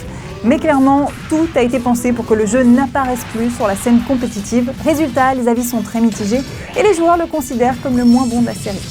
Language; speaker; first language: French; native; French